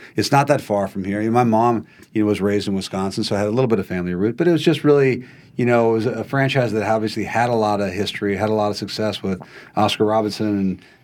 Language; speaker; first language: English; native; English